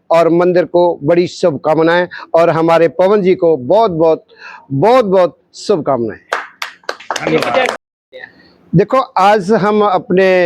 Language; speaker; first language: Hindi; non-native, local second language; Punjabi